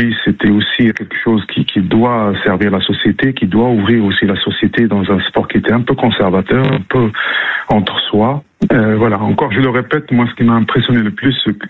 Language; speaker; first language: French; non-native, local second language; Arabic